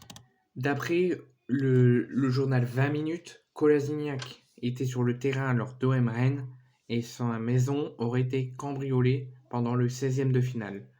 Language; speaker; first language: French; native; French